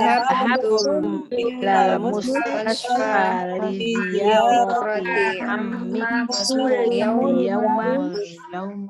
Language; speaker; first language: Arabic; non-native, learner; Indonesian